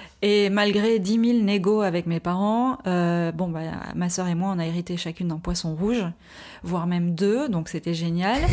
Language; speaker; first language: French; native; French